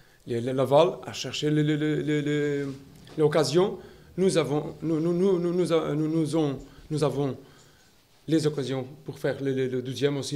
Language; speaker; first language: French; non-native, learner; Portuguese